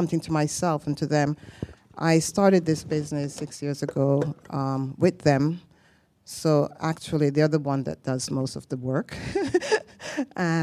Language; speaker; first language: English; native; English